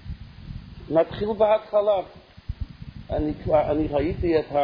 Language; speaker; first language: Hebrew; non-native, fluent; English